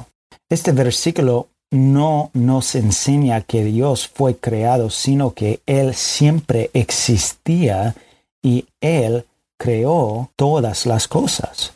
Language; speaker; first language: Spanish; non-native, fluent; English